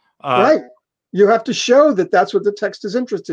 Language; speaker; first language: English; native; English